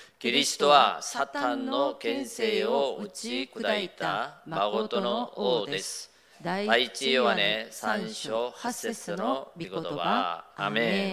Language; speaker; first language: Japanese; non-native, fluent; Korean